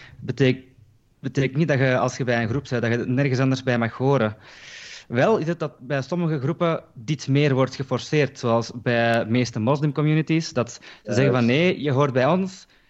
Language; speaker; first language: Dutch; early bilingual, other home language; Turkish